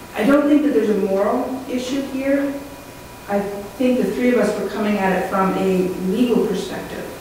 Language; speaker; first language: English; native; English